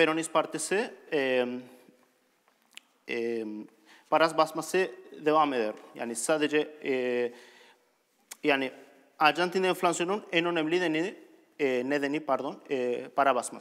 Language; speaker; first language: Turkish; non-native, learner; Spanish